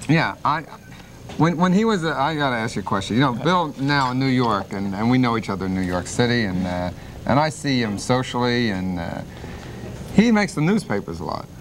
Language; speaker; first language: English; native; English